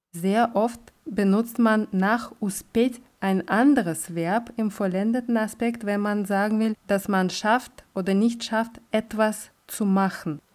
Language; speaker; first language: German; non-native, fluent; Russian